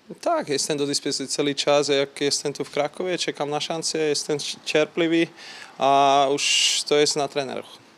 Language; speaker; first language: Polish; non-native, learner; Slovak